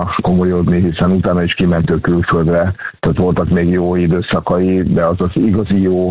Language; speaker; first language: Hungarian; native; Hungarian